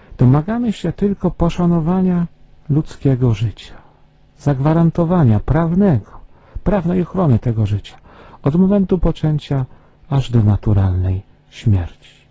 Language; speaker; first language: Polish; native; Polish